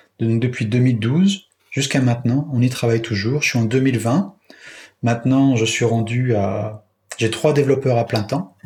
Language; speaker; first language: French; native; French